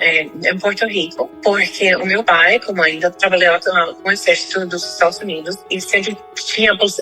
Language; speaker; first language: Portuguese; non-native, fluent; Spanish